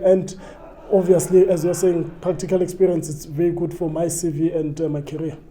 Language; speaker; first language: English; non-native, local second language; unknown